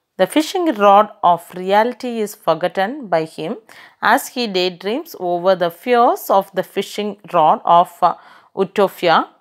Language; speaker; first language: English; non-native, local second language; Tamil